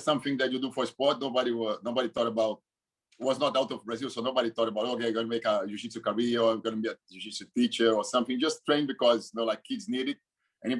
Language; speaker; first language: English; non-native, fluent; Portuguese